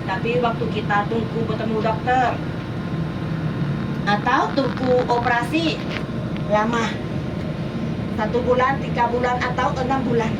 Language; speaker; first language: Indonesian; non-native, learner; Thai